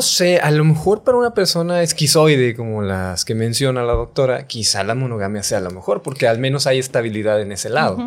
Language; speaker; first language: Spanish; native; Spanish